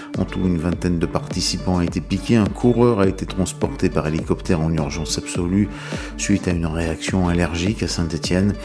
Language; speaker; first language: French; native; French